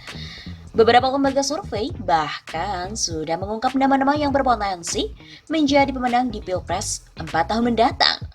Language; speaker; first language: Indonesian; native; Indonesian